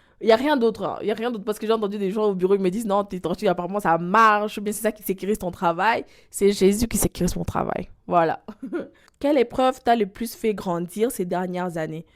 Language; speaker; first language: French; non-native, local second language; Lingala